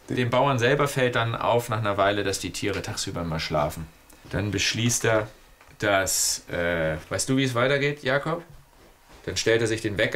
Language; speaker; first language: German; native; German